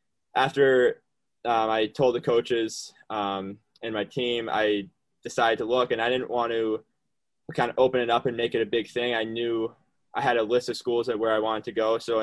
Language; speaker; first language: English; native; English